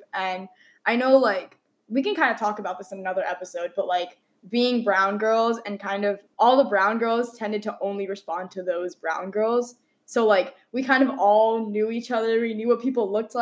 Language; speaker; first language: English; native; English